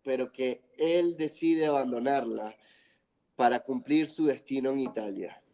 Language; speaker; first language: Spanish; non-native, fluent; English